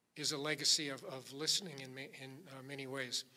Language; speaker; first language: English; native; English